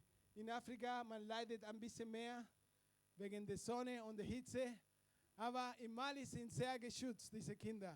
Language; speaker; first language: German; non-native, fluent; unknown